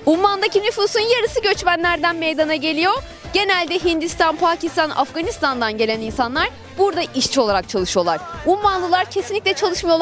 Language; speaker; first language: Turkish; native; Turkish